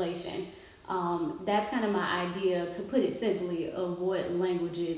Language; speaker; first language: English; native; English